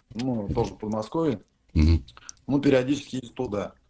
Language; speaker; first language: Russian; native; Russian